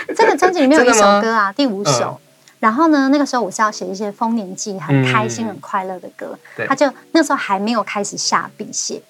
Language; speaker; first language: Chinese; non-native, local second language; Amis